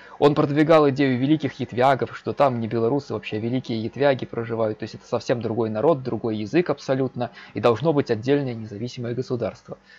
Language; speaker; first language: Russian; native; Russian